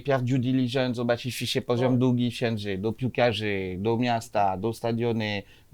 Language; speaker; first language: Polish; non-native, learner; French